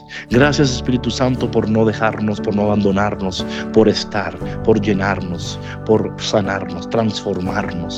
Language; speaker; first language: Spanish; native; Spanish